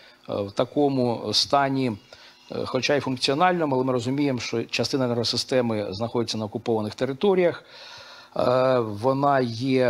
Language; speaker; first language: Ukrainian; native; Ukrainian